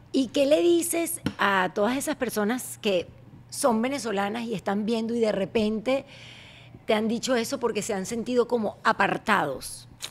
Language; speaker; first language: Spanish; native; Spanish